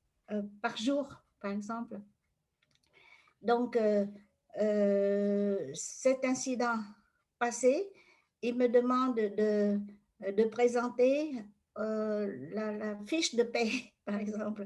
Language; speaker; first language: French; non-native, fluent; Vietnamese